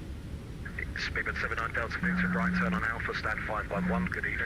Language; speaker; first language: English; native; English